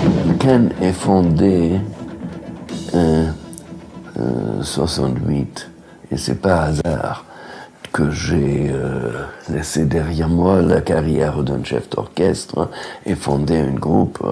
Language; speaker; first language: French; non-native, fluent; German